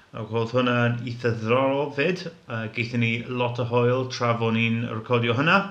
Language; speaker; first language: Welsh; non-native, local second language; English